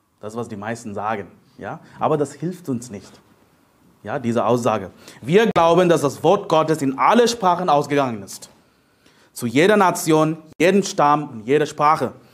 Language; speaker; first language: German; non-native, fluent; Telugu